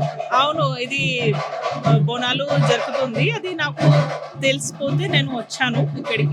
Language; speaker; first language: Telugu; non-native, local second language; Hindi